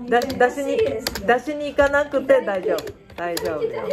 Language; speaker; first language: Japanese; native; Japanese